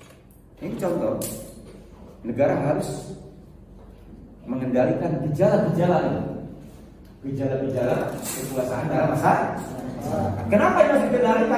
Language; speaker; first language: Indonesian; native; Indonesian